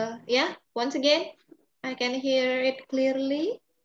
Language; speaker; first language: English; non-native, fluent; Balinese